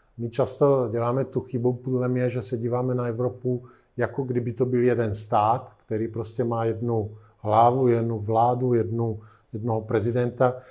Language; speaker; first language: Czech; non-native, fluent; Italian